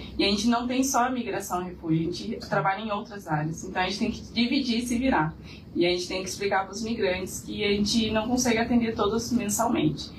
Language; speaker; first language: Portuguese; native; Portuguese